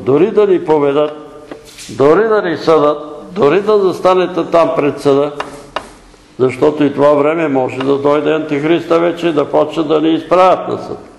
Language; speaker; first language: Bulgarian; native; Bulgarian